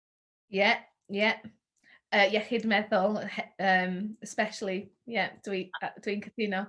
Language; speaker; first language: Welsh; non-native, local second language; English